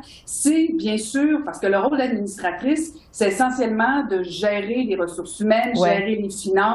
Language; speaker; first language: French; native; French